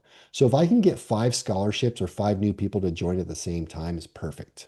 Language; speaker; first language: English; native; English